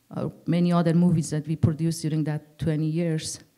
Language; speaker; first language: English; non-native, learner; Persian